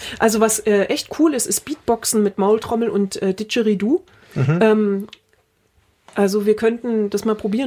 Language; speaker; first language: German; native; German